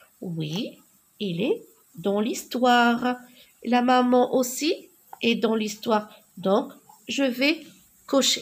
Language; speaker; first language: French; non-native, local second language; Arabic